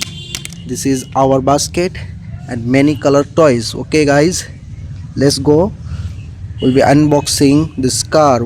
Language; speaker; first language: English; non-native, learner; Indonesian